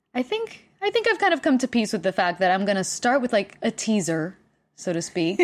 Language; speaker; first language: English; non-native, fluent; Spanish